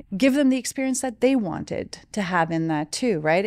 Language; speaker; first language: English; early bilingual, other home language; French